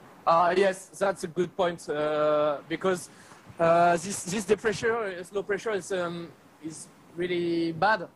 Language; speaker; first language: English; non-native, learner; French